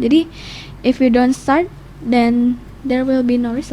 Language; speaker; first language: English; non-native, learner; Indonesian